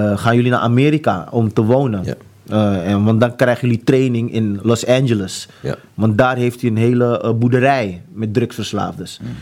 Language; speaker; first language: Dutch; native; Dutch